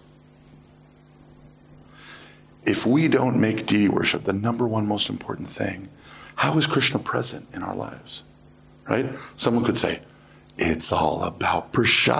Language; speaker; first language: English; native; English